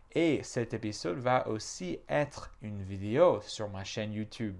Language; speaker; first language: French; non-native, fluent; English